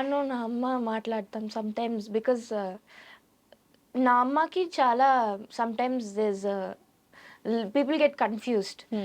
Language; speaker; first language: Telugu; non-native, learner; Tamil